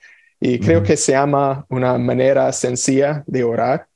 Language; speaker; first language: Spanish; non-native, fluent; English